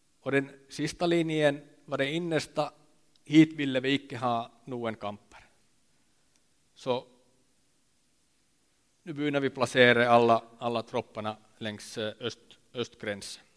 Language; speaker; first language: Swedish; non-native, local second language; Finnish